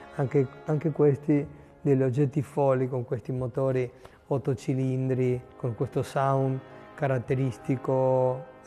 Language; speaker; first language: Italian; non-native, fluent; Spanish